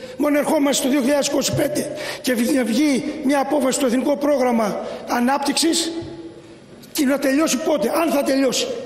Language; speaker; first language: Greek; native; Greek